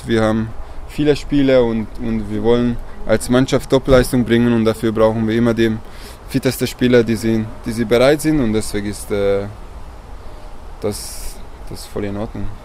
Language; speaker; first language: German; non-native, learner; Hungarian